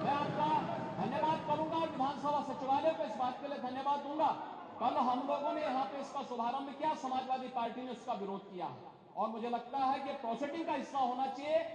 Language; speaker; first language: Hindi; native; Hindi